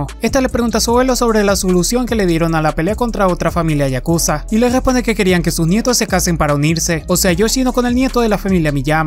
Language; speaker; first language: Spanish; native; Spanish